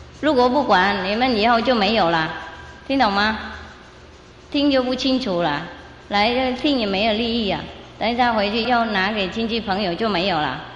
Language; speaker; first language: Chinese; non-native, fluent; Vietnamese